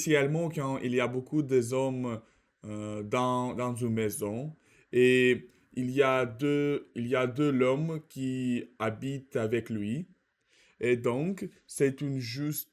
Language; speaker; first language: French; non-native, learner; Russian